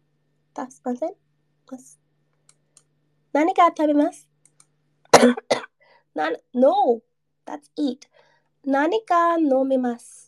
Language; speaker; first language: Japanese; non-native, learner; English